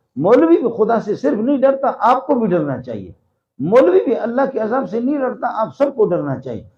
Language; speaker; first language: Urdu; non-native, local second language; Brahui